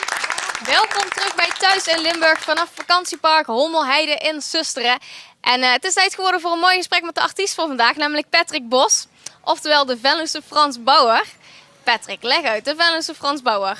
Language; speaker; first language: Dutch; native; Dutch